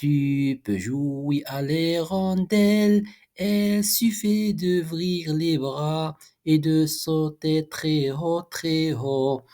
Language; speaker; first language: French; non-native, local second language; Arabic